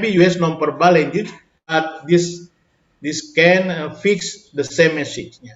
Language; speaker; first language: English; non-native, fluent; Indonesian